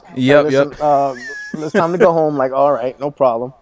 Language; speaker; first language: English; early bilingual, other home language; Spanish